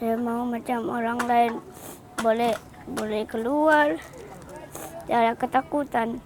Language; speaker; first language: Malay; early bilingual, other home language; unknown